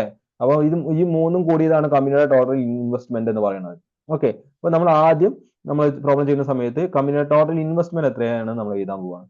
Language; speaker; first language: Malayalam; native; Malayalam